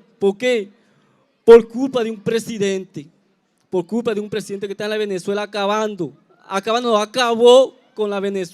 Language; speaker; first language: Portuguese; non-native, learner; Spanish